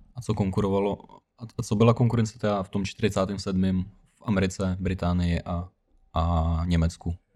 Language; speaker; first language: Czech; early bilingual, other home language; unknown